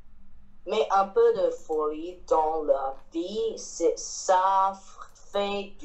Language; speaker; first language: French; non-native, learner; Chinese